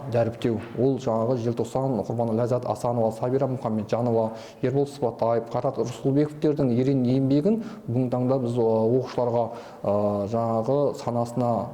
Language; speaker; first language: Kazakh; native; Kazakh